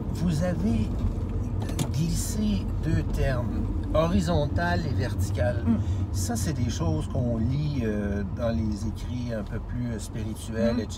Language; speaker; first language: French; native; French